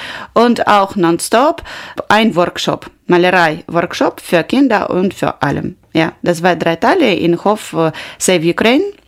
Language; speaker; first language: German; non-native, learner; Ukrainian